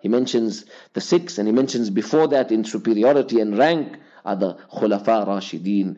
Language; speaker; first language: English; native; English